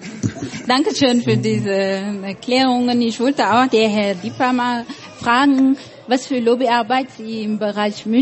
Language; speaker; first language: German; non-native, fluent; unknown